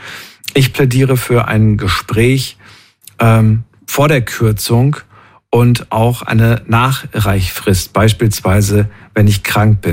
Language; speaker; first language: German; native; German